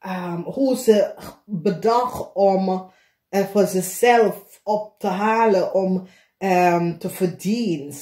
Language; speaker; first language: Dutch; non-native, fluent; English